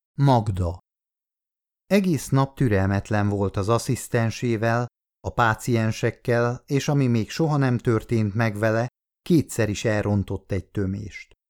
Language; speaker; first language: Hungarian; non-native, fluent; Swiss German